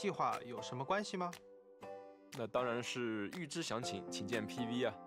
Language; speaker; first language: Chinese; native; Chinese